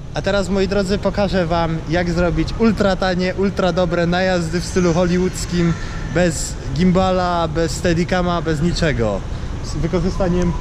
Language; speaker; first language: Polish; native; Polish